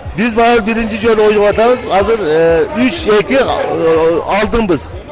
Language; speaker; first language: Kyrgyz; early bilingual, heritage; Kyrgyz